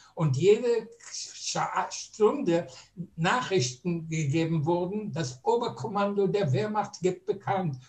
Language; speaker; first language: German; native; German